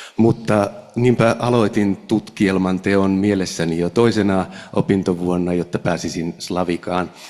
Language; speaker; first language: Finnish; native; Finnish